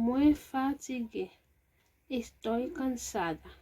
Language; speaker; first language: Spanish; non-native, local second language; Haitian Creole